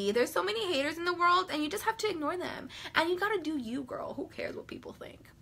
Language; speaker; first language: English; native; English